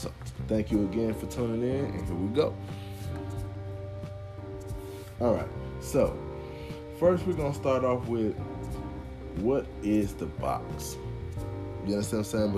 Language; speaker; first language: English; native; English